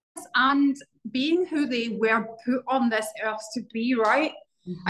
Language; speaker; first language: English; native; English